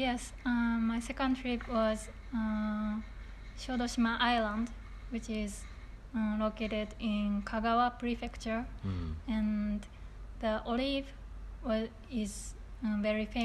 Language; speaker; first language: English; non-native, learner; Japanese